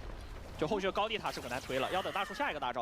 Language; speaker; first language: Chinese; native; Chinese